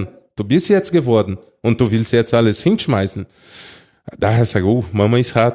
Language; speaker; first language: German; non-native, fluent; Portuguese